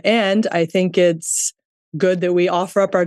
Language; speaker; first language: English; native; English